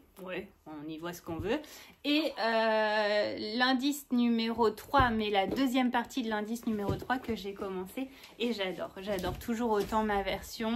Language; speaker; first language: French; native; French